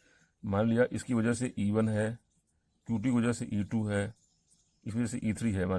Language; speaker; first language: Hindi; native; Hindi